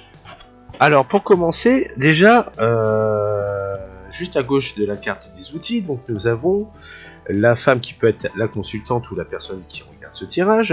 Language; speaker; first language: French; native; French